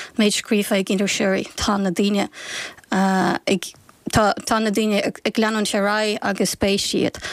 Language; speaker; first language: Irish; non-native, fluent; Ukrainian